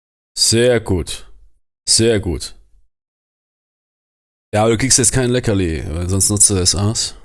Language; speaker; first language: German; native; German